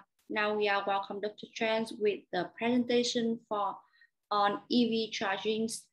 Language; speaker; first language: English; non-native, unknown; Vietnamese